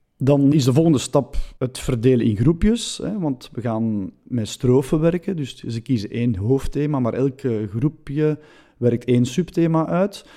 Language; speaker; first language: Dutch; native; Dutch